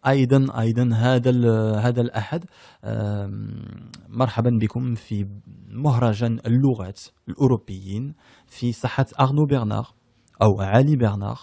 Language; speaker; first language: Arabic; early bilingual, heritage; French